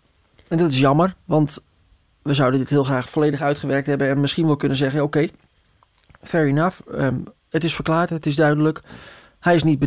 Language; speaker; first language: Dutch; native; Dutch